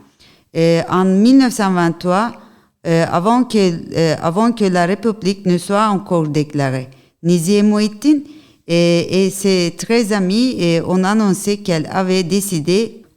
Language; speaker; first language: French; non-native, learner; Turkish